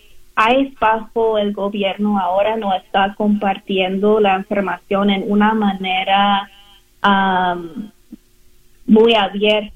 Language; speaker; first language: Spanish; non-native, learner; English